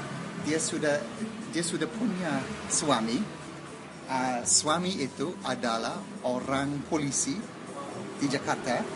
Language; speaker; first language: Indonesian; non-native, learner; English